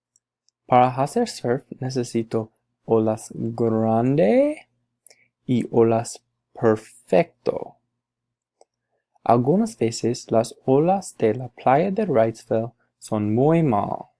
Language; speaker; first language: Spanish; non-native, learner; English